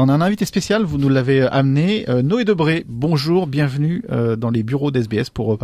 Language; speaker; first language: French; native; French